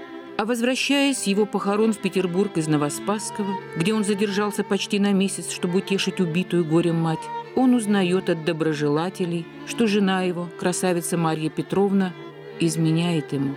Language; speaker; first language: Russian; native; Russian